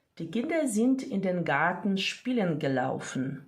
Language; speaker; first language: German; non-native, fluent; Ukrainian